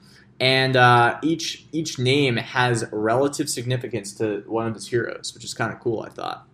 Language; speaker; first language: English; native; English